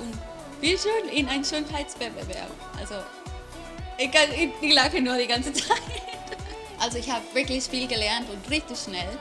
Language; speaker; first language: German; non-native, fluent; Spanish